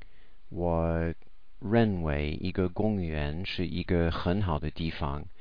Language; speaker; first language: Chinese; non-native, learner; English